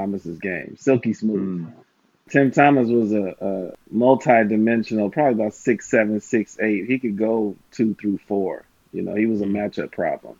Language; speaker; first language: English; native; English